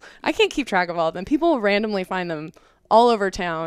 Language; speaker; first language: English; native; English